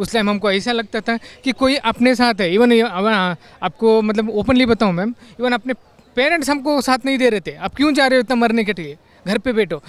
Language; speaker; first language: Hindi; non-native, local second language; Kannada